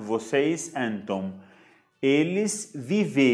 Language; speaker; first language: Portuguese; non-native, fluent; Arabic